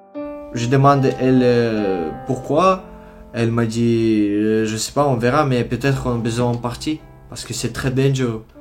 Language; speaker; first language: French; non-native, learner; Ukrainian